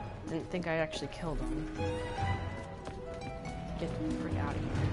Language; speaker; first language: English; native; English